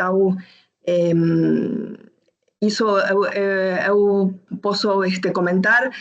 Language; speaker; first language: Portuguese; non-native, learner; Spanish